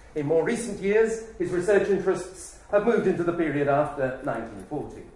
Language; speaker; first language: English; native; English